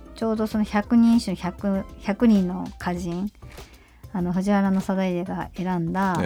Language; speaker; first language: Japanese; native; Japanese